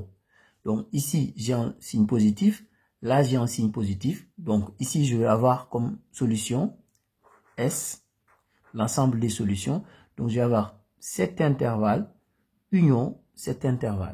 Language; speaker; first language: French; native; French